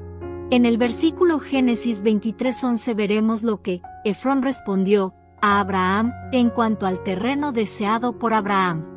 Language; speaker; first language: Spanish; native; Spanish